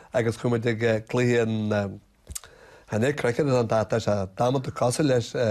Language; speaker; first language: Irish; native; Irish